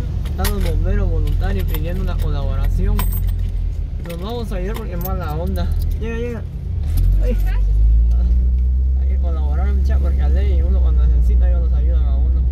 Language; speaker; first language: Spanish; native; Spanish